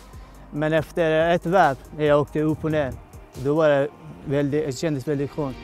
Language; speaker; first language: Swedish; non-native, local second language; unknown